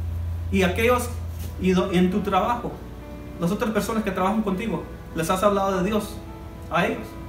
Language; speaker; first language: Spanish; early bilingual, heritage; Spanish